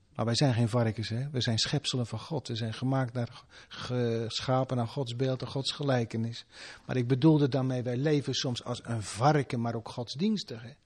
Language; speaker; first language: Dutch; native; Dutch